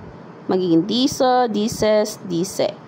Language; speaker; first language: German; non-native, fluent; Filipino